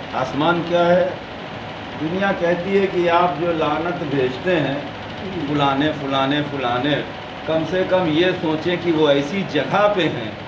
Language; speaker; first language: Urdu; native; Urdu